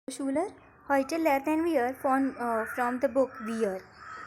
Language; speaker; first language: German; non-native, fluent; Marathi